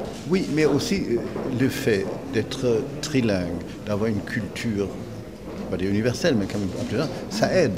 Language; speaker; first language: French; non-native, fluent; German